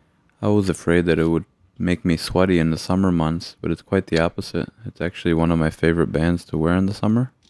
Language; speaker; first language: English; native; English